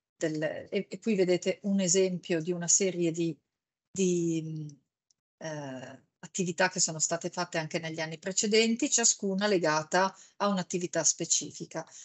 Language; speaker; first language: Italian; native; Italian